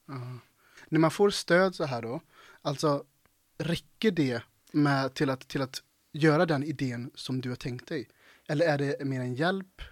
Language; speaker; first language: Swedish; native; Swedish